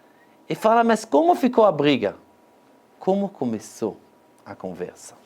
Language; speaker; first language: Portuguese; non-native, fluent; Hebrew